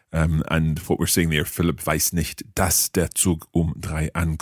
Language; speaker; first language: German; non-native, learner; English